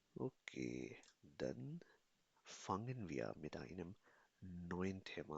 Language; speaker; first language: German; non-native, fluent; Hindi